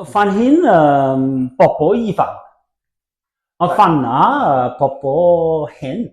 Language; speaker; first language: Welsh; non-native, learner; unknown